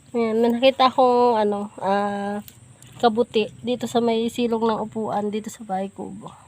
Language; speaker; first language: Filipino; native; Filipino